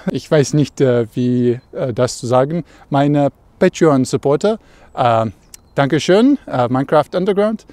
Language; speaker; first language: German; non-native, learner; Russian